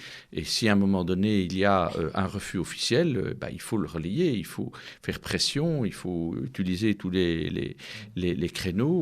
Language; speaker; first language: French; native; French